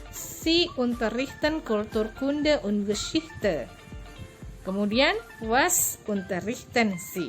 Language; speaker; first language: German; non-native, learner; Indonesian